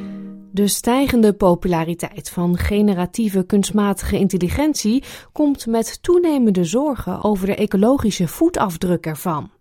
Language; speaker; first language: Dutch; native; Dutch